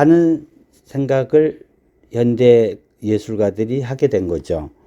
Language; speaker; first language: Korean; native; Korean